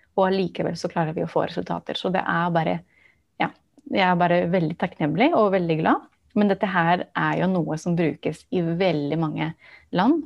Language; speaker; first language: Norwegian; non-native, fluent; English